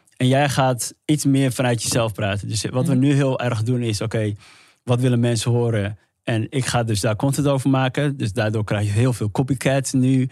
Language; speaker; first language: Dutch; early bilingual, other home language; Somali